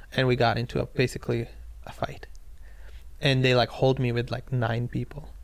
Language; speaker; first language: English; non-native, local second language; Pashto